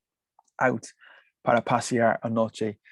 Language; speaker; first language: Spanish; non-native, learner; English